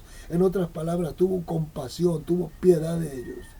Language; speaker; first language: Spanish; native; Spanish